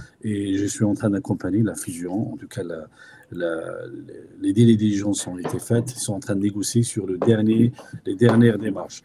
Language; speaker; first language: French; native; French